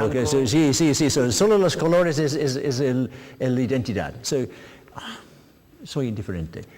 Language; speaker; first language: Spanish; non-native, learner; English